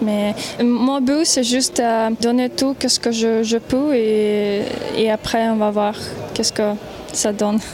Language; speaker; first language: French; non-native, learner; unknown